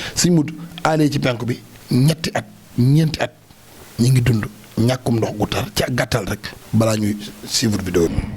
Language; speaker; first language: Wolof; native; Wolof